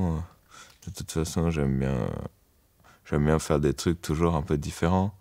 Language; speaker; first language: French; native; French